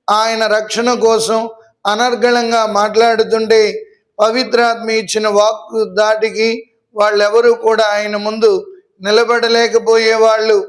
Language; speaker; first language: Telugu; native; Telugu